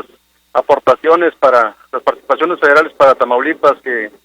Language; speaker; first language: Spanish; native; Spanish